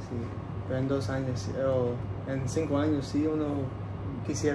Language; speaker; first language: Spanish; early bilingual, heritage; Spanish